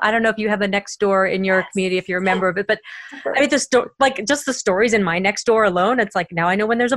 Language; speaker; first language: English; native; English